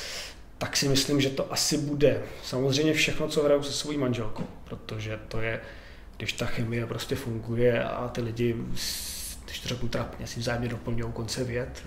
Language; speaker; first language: Czech; native; Czech